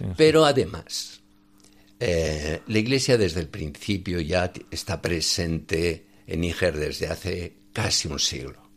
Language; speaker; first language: Spanish; native; Spanish